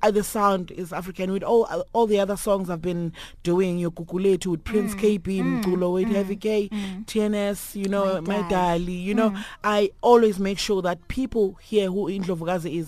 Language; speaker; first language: English; non-native, local second language; Swati